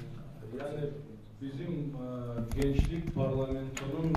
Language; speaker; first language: Turkish; non-native, learner; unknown